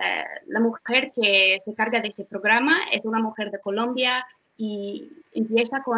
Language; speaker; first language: Spanish; non-native, fluent; English